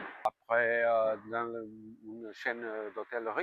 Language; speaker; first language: French; non-native, fluent; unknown